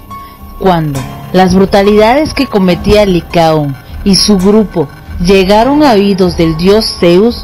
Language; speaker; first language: Spanish; native; Spanish